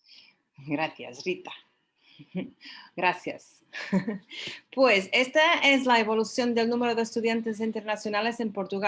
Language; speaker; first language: Spanish; non-native, fluent; Portuguese